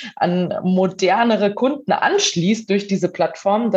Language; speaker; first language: German; native; German